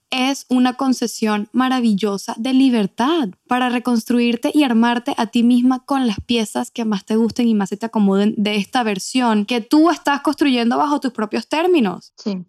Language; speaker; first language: Spanish; native; Spanish